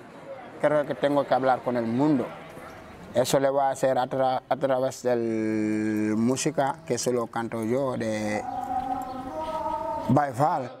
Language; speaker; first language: Spanish; non-native, local second language; Wolof